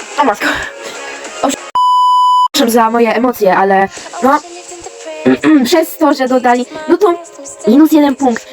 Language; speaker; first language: Polish; native; Polish